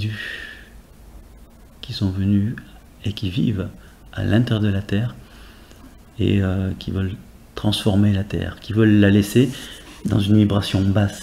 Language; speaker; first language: French; native; French